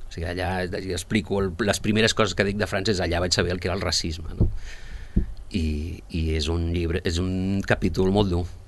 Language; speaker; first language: Catalan; early bilingual, other home language; Spanish